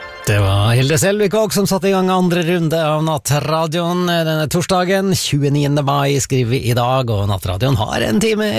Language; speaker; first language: Norwegian; native; Norwegian